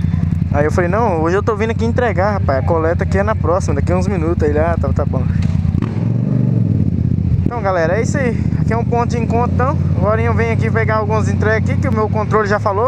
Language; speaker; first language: Portuguese; native; Portuguese